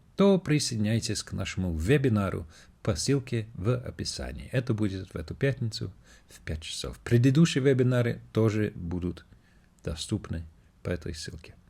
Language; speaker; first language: Russian; non-native, fluent; English